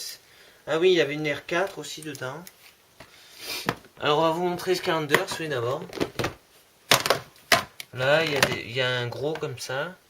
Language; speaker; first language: French; native; French